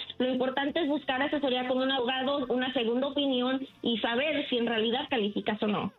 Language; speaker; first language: Spanish; early bilingual, heritage; Spanish